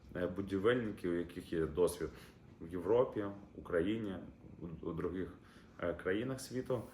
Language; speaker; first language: Ukrainian; non-native, local second language; Russian